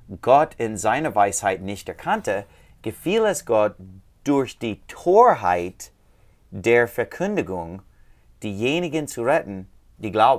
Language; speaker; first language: German; non-native, learner; English